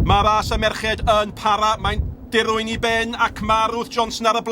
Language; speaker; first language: Welsh; native; Welsh